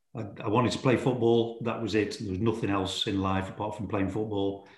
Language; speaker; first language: English; native; English